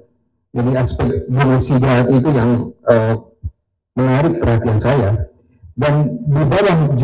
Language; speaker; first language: Indonesian; native; Indonesian